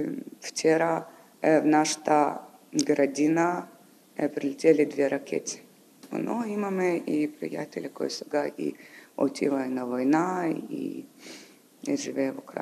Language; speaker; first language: Bulgarian; non-native, learner; Ukrainian